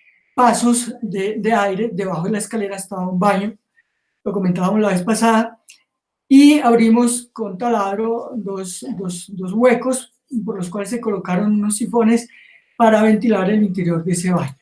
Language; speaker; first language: Spanish; native; Spanish